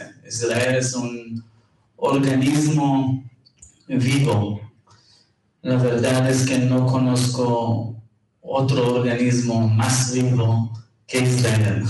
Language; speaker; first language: Spanish; non-native, fluent; Hebrew